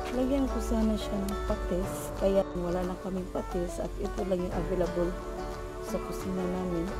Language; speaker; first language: Filipino; non-native, local second language; Cebuano